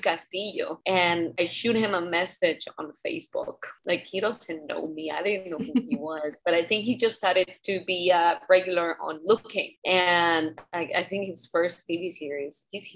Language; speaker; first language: English; non-native, fluent; Spanish